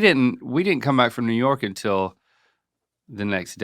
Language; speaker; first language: English; native; English